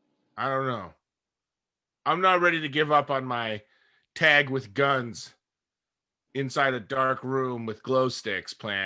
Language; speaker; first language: English; native; English